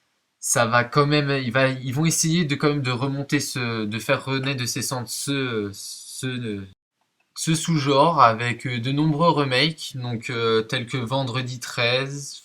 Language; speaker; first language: French; native; French